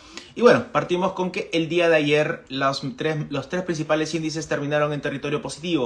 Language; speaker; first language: Spanish; native; Spanish